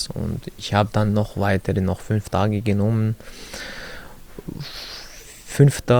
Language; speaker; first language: German; non-native, learner; Chechen